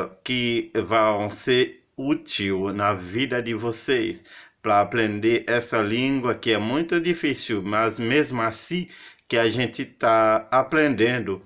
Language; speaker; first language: Portuguese; non-native, fluent; Haitian Creole